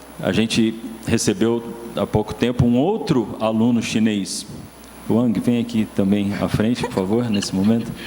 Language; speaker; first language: Portuguese; native; Portuguese